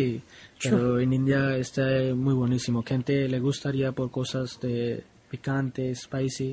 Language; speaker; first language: Spanish; non-native, learner; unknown